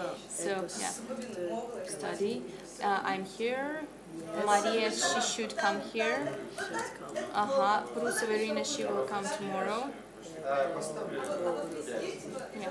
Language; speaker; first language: English; non-native, learner; Russian